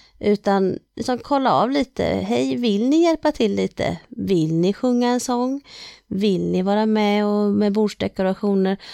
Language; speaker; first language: Swedish; native; Swedish